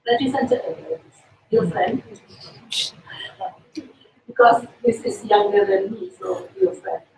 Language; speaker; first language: English; non-native, learner; Indonesian